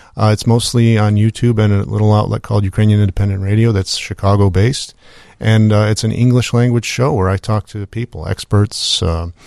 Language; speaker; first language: English; early bilingual, other home language; Ukrainian